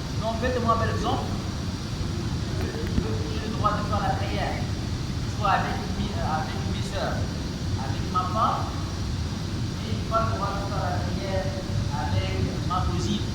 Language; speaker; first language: French; non-native, learner; Arabic